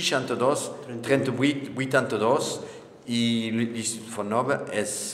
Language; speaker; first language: Catalan; non-native, local second language; French